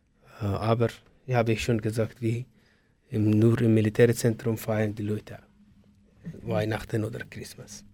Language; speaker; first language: German; non-native, learner; Persian